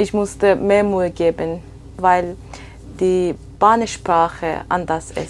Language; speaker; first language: German; non-native, fluent; Persian